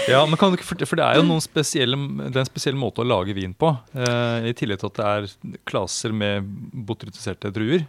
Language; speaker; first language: Norwegian; native; Norwegian